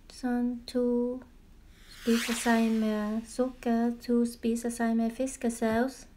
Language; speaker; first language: Norwegian; non-native, learner; Vietnamese